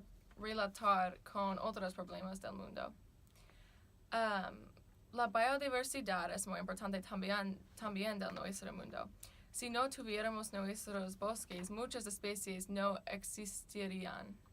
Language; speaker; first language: Spanish; non-native, learner; English